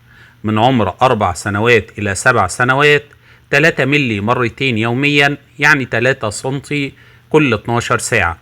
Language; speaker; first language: Arabic; native; Arabic